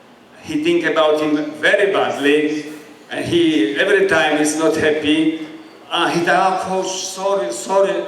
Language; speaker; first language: English; non-native, learner; Polish